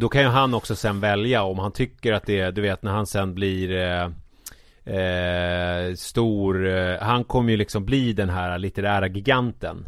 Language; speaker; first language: Swedish; native; Swedish